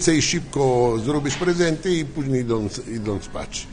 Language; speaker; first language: Polish; non-native, learner; Italian